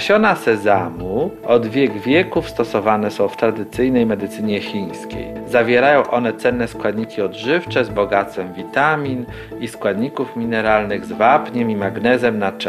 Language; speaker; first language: Polish; native; Polish